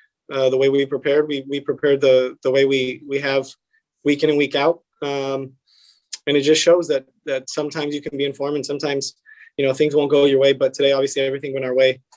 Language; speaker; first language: English; early bilingual, other home language; Spanish